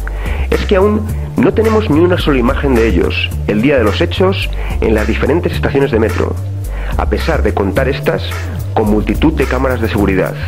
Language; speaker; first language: Spanish; native; Spanish